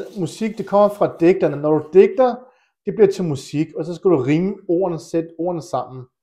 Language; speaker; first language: Danish; early bilingual, other home language; Kurdish